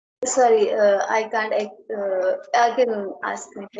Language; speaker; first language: English; non-native, learner; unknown